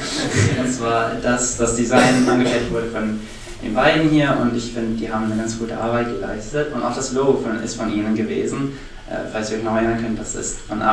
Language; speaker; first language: German; native; German